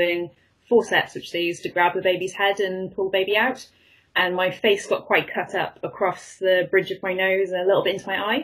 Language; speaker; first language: English; native; English